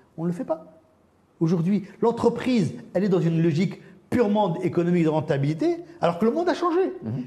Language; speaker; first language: French; early bilingual, other home language; Arabic